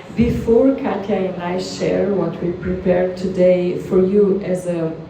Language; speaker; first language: English; non-native, fluent; Slovenian